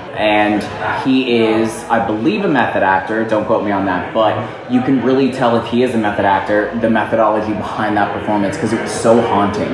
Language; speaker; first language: English; native; English